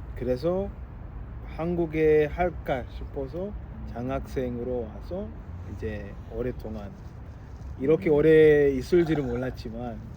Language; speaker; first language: Korean; non-native, fluent; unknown